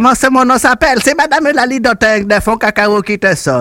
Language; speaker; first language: French; native; French